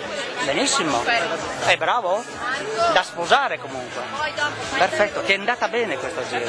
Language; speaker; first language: Italian; native; Italian